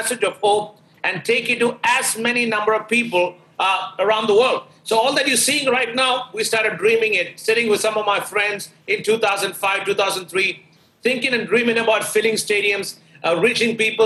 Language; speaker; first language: English; non-native, local second language; Malayalam